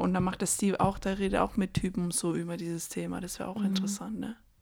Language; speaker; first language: German; non-native, fluent; English